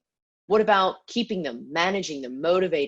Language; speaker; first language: English; native; English